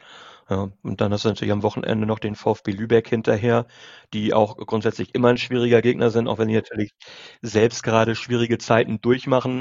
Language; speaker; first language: German; native; German